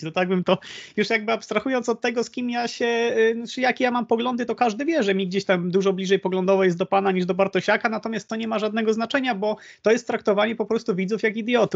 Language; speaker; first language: Polish; native; Polish